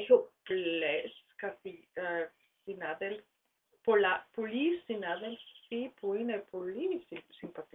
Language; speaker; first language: Greek; non-native, learner; German